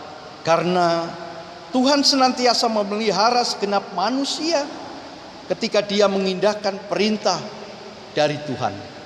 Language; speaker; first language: Indonesian; native; Indonesian